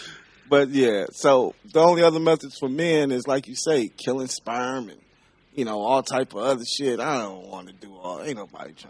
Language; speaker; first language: English; native; English